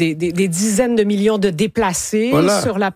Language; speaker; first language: French; native; French